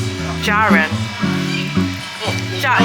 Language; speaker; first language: Chinese; non-native, learner; Dutch